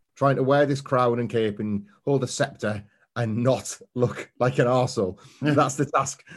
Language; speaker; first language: English; native; English